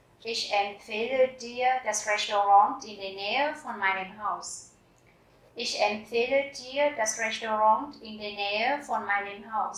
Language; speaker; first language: German; non-native, fluent; Vietnamese